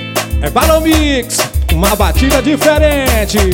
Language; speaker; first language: Portuguese; native; Portuguese